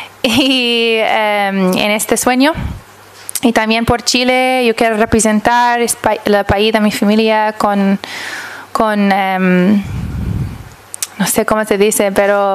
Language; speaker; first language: Spanish; early bilingual, heritage; English